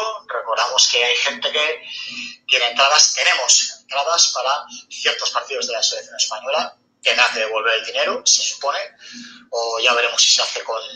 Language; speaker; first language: Spanish; native; Spanish